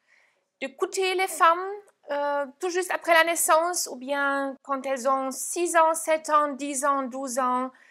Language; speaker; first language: French; non-native, fluent; German